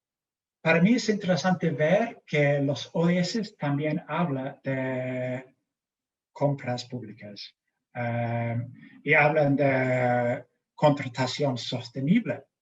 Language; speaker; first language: Spanish; non-native, fluent; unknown